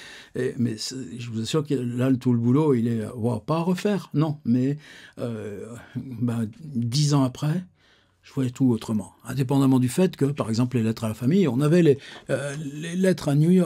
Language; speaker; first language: French; native; French